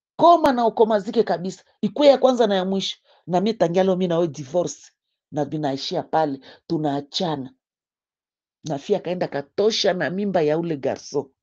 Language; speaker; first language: Swahili; native; Swahili